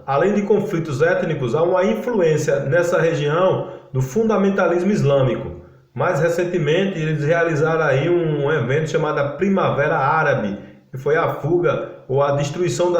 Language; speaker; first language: Portuguese; native; Portuguese